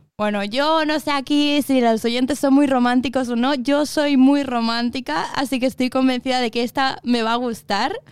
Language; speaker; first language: Spanish; native; Spanish